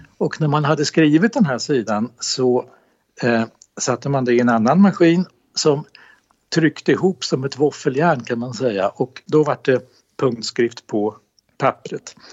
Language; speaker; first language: Swedish; native; Swedish